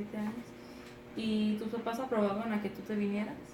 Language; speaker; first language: Spanish; early bilingual, other home language; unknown